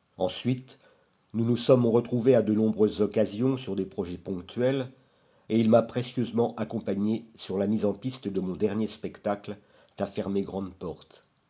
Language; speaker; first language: French; native; French